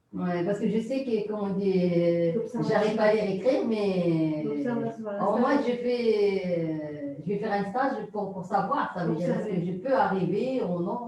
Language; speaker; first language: French; non-native, learner; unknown